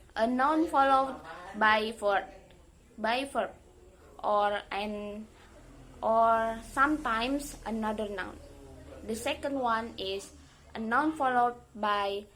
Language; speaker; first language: English; non-native, learner; Indonesian